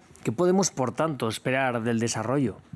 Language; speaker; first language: Spanish; native; Spanish